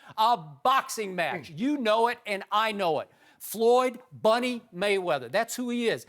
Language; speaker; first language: English; native; English